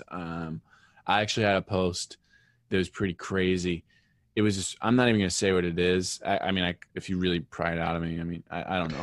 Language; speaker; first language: English; native; English